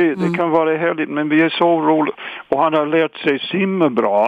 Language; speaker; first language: Swedish; non-native, fluent; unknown